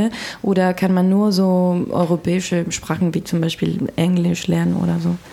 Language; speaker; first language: German; non-native, fluent; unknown